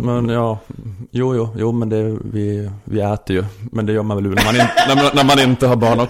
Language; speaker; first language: Swedish; native; Swedish